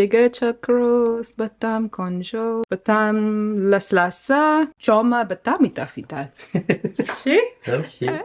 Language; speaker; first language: Amharic; non-native, learner; Arabic